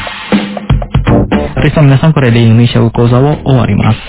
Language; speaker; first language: Japanese; non-native, fluent; Indonesian